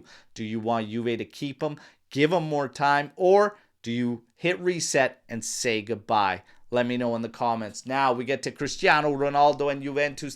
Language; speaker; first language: English; native; English